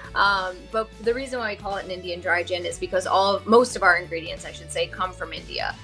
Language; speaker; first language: English; early bilingual, other home language; Gujarati